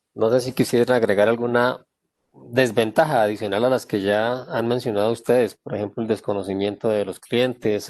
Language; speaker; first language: Spanish; native; Spanish